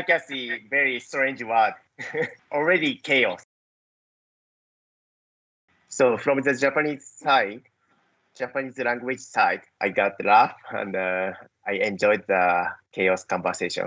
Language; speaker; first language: English; non-native, learner; Japanese